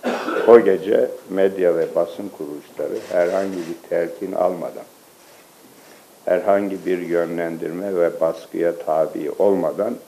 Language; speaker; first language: Turkish; native; Turkish